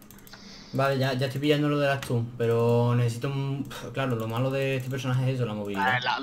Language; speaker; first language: Spanish; native; Spanish